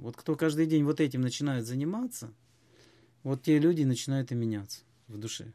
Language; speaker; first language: Russian; native; Russian